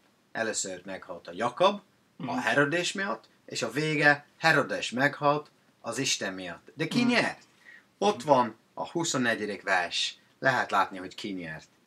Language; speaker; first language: Hungarian; non-native, learner; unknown